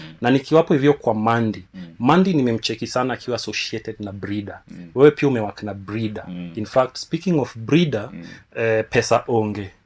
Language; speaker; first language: Swahili; native; Swahili